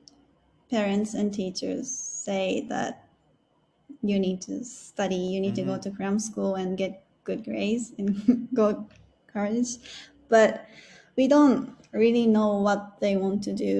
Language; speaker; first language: English; non-native, learner; Japanese